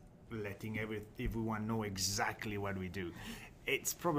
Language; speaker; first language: English; non-native, fluent; French